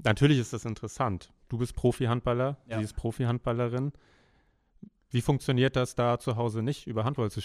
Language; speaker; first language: German; native; German